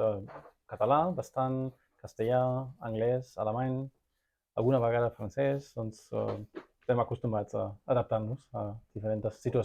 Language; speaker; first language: Catalan; non-native, fluent; German